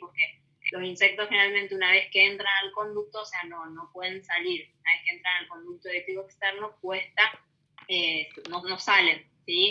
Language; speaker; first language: Spanish; native; Spanish